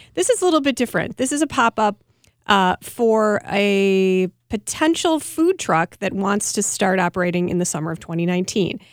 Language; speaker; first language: English; native; English